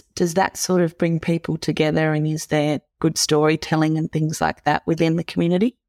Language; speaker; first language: English; native; English